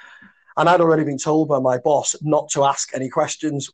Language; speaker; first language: English; native; English